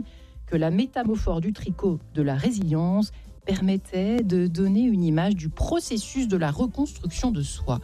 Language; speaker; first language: French; native; French